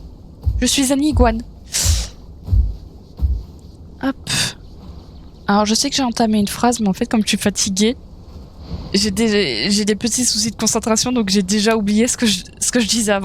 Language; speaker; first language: French; native; French